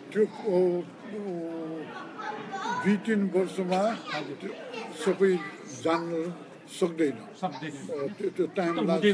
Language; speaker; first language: Nepali; non-native, local second language; Newari